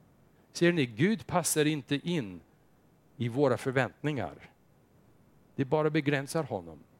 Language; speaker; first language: Swedish; non-native, fluent; English